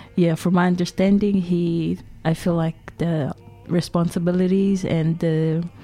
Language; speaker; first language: English; non-native, fluent; Tongan